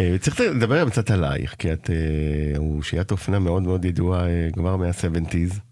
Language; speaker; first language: Hebrew; native; Hebrew